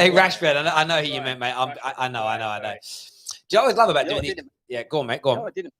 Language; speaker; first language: English; native; English